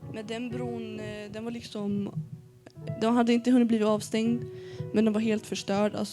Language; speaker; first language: Swedish; early bilingual, other home language; Arabic